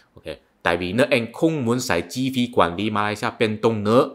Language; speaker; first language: Vietnamese; non-native, fluent; Malay